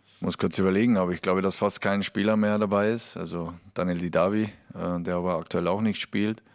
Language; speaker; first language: German; native; German